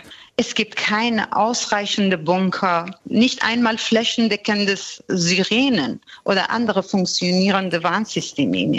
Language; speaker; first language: German; non-native, fluent; Persian